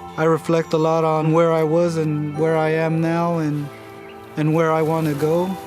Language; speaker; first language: English; early bilingual, other home language; Spanish